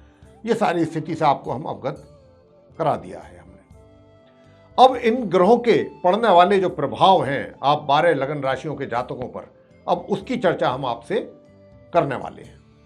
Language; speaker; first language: Hindi; native; Hindi